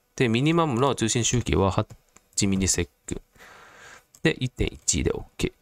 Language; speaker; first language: Japanese; non-native, fluent; Cantonese